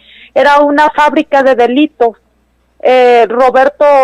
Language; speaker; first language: Spanish; native; Spanish